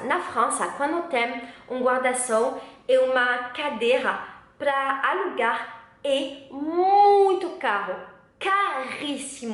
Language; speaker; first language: Portuguese; non-native, learner; French